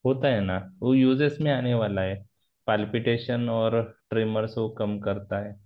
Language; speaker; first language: Hindi; non-native, local second language; Marathi